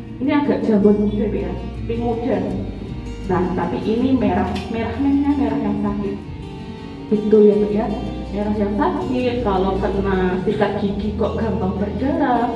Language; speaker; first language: Indonesian; non-native, local second language; Javanese